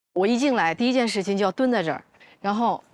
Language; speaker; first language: Chinese; native; Chinese